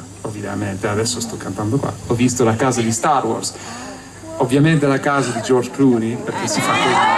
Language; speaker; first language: Italian; non-native, fluent; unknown